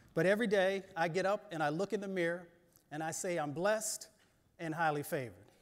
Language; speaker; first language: English; native; English